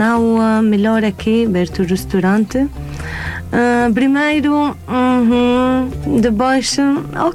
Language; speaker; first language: Portuguese; non-native, learner; Arabic